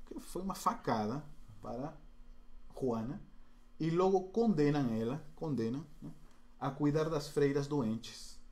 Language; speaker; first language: Portuguese; non-native, fluent; Spanish